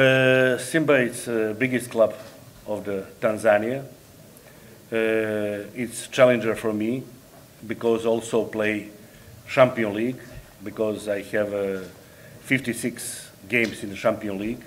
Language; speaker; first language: English; non-native, learner; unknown